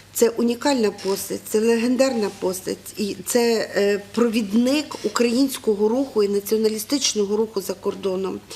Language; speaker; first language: Ukrainian; native; Ukrainian